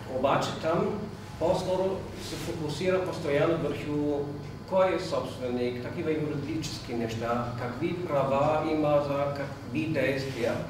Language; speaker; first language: Bulgarian; non-native, fluent; German